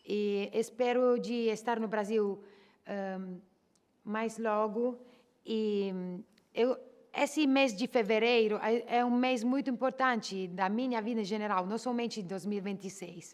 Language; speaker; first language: Portuguese; non-native, learner; Italian